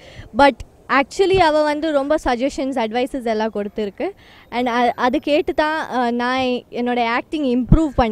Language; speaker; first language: Tamil; non-native, learner; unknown